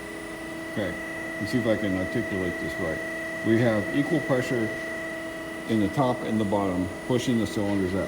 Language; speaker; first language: English; native; English